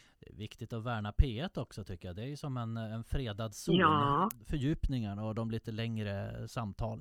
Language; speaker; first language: Swedish; native; Swedish